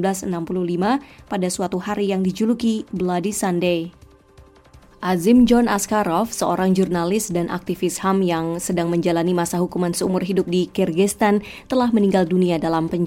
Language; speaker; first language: Indonesian; native; Indonesian